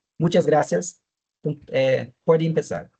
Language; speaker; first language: Spanish; non-native, fluent; Portuguese